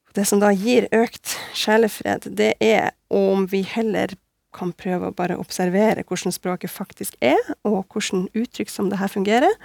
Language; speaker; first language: Norwegian; native; Norwegian